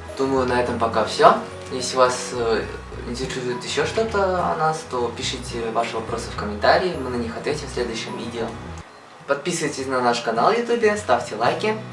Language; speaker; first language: Russian; native; Russian